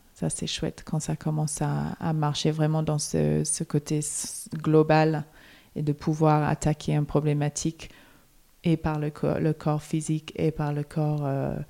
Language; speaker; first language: French; non-native, fluent; English